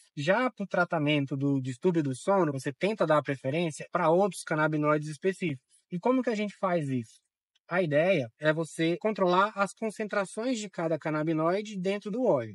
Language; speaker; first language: Portuguese; native; Portuguese